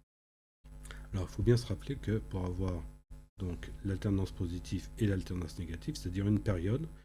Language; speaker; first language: French; native; French